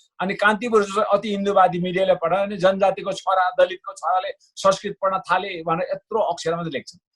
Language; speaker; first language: Nepali; non-native, local second language; Sherpa